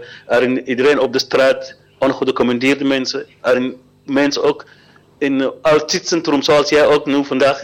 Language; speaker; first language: Dutch; non-native, learner; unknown